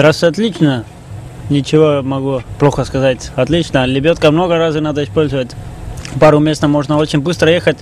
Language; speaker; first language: Russian; non-native, fluent; Latvian